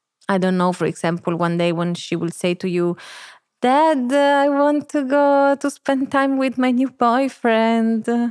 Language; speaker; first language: English; non-native, fluent; Italian